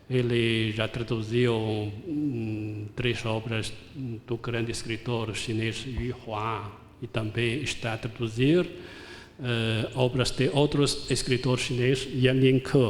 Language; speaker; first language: Portuguese; non-native, fluent; Chinese